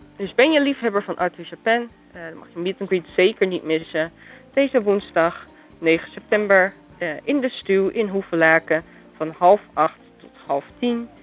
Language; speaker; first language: Dutch; native; Dutch